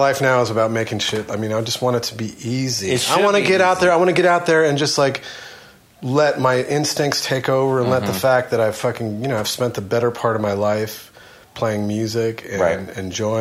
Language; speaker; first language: English; native; English